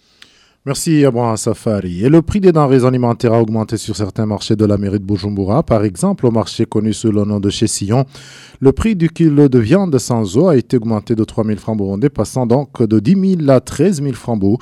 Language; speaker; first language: French; non-native, local second language; Rundi